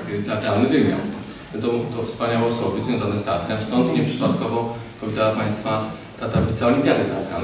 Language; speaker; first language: Polish; native; Polish